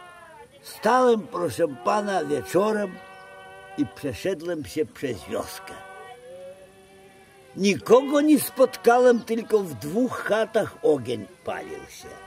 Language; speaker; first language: Polish; non-native, local second language; Ukrainian